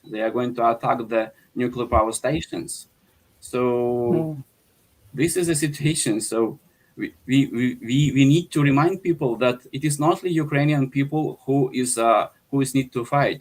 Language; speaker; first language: English; non-native, fluent; Ukrainian